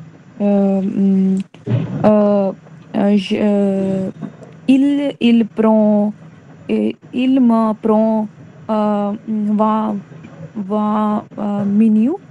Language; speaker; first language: French; non-native, learner; Hindi